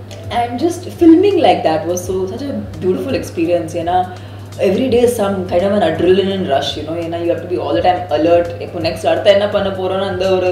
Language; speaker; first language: English; non-native, local second language; Sindhi